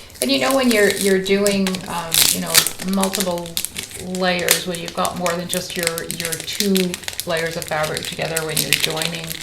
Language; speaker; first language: English; native; English